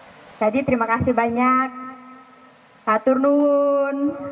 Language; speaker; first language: Indonesian; non-native, fluent; Filipino